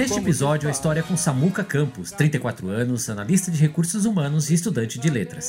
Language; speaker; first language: Portuguese; native; Portuguese